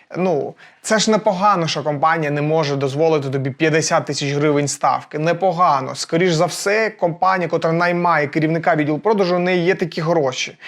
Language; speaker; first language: Ukrainian; non-native, local second language; Russian